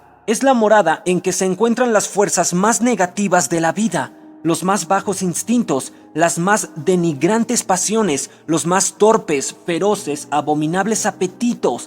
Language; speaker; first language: Spanish; native; Spanish